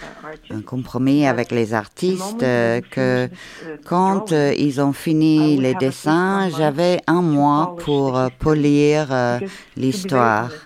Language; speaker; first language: French; non-native, fluent; Ukrainian